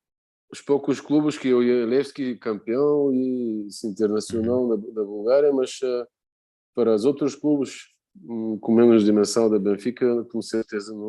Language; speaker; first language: Portuguese; non-native, fluent; Bulgarian